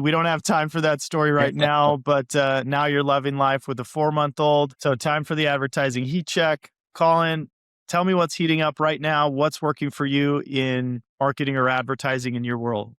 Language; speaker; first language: English; native; English